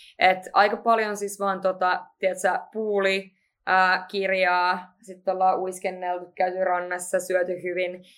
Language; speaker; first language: Finnish; native; Finnish